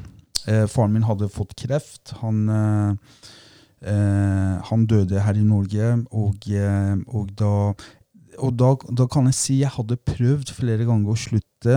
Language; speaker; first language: Norwegian; non-native, fluent; Persian